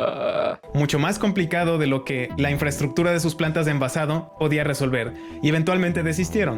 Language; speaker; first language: Spanish; native; Spanish